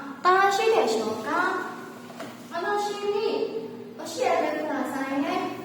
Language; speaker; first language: Japanese; non-native, learner; Burmese